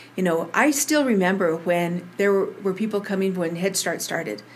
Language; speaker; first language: English; early bilingual, other home language; Spanish